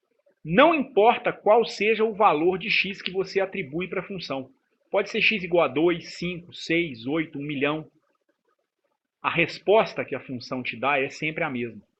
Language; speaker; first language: Portuguese; native; Portuguese